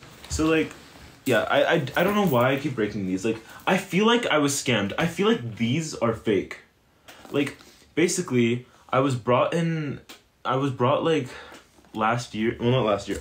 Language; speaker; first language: English; native; English